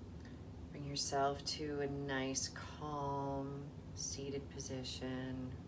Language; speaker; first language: English; native; English